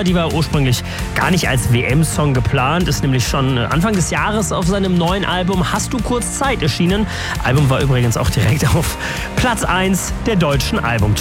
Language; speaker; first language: German; native; German